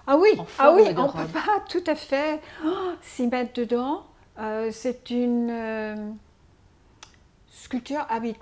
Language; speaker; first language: French; non-native, fluent; English